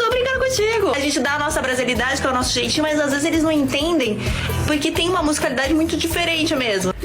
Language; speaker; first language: Portuguese; native; Portuguese